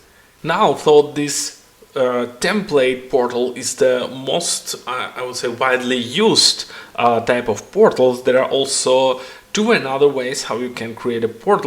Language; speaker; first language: English; non-native, fluent; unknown